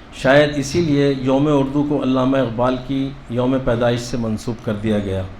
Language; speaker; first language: Urdu; native; Urdu